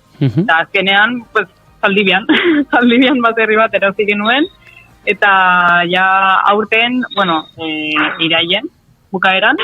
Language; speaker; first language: Basque; non-native, local second language; Spanish